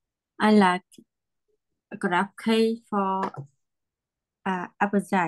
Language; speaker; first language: English; non-native, learner; Vietnamese